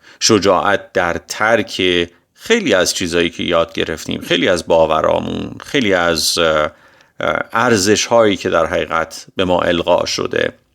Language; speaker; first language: Persian; native; Persian